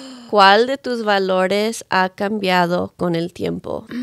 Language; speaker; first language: Spanish; early bilingual, other home language; English